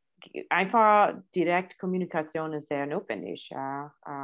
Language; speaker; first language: German; non-native, fluent; English